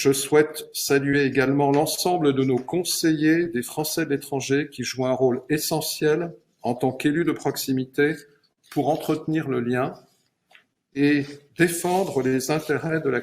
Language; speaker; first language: French; native; French